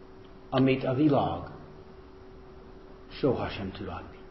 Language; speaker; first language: Hungarian; non-native, fluent; English